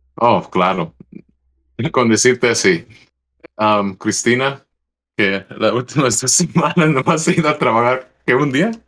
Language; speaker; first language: Spanish; early bilingual, heritage; Spanish